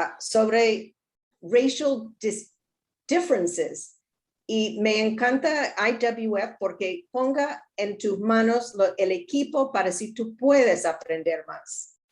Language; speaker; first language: Spanish; non-native, learner; English